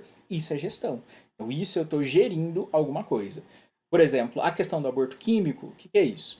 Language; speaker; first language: Portuguese; native; Portuguese